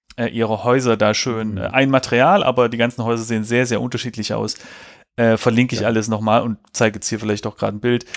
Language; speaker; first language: German; native; German